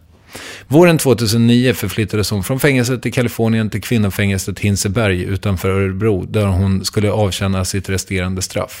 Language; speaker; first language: Swedish; native; Swedish